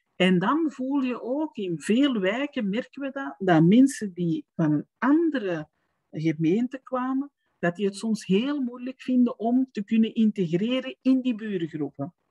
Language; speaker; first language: Dutch; native; Dutch